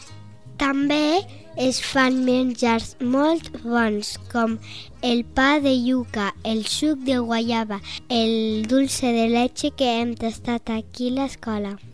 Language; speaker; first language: Catalan; early bilingual, other home language; Spanish